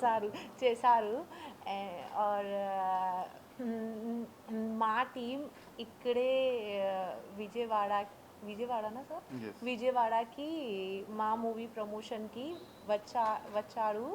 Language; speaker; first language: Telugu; non-native, learner; Hindi